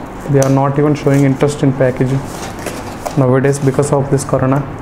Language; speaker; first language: English; non-native, local second language; Telugu